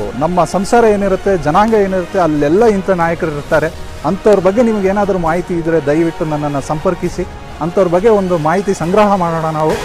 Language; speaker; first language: Kannada; non-native, local second language; Kodava